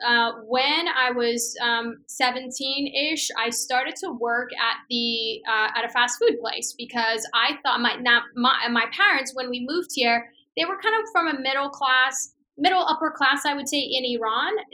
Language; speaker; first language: English; non-native, fluent; Persian